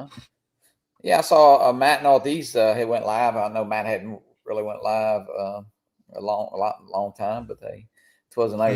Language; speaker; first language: English; native; English